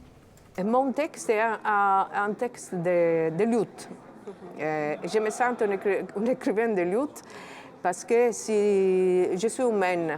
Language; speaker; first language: French; non-native, fluent; Italian